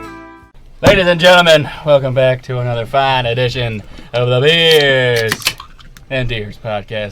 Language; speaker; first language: English; native; English